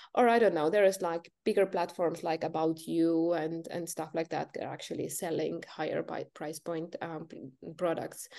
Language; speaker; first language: English; non-native, fluent; Estonian